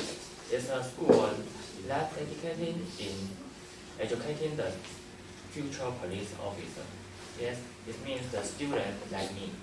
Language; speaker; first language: English; non-native, learner; Chinese